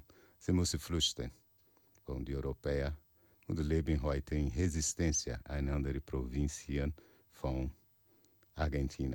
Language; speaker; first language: German; non-native, learner; Portuguese